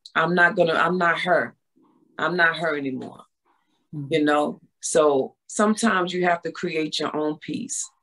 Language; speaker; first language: English; native; English